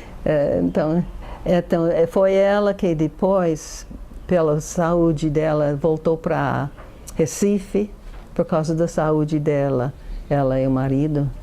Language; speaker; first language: Portuguese; non-native, fluent; English